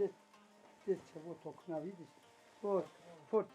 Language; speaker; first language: Russian; non-native, learner; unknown